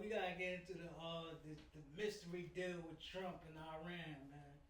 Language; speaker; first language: English; native; English